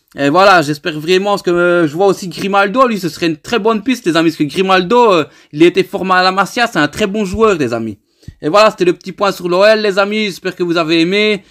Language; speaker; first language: French; native; French